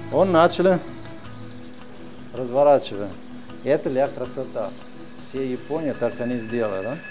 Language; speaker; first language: Russian; non-native, fluent; Italian